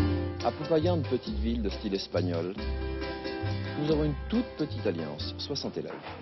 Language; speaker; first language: French; native; French